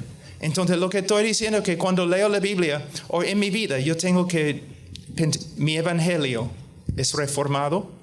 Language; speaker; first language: Spanish; non-native, fluent; English